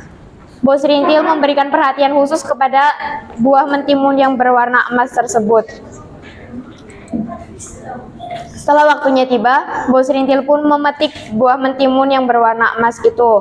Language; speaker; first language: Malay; non-native, local second language; Javanese